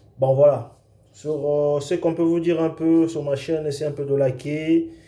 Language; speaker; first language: French; non-native, local second language; Lingala